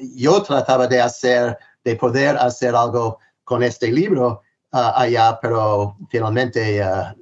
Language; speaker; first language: Spanish; non-native, fluent; English